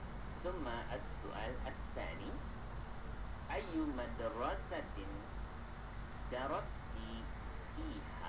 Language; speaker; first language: Arabic; non-native, fluent; Malay